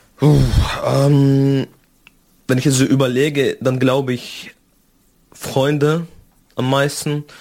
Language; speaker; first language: German; non-native, fluent; Russian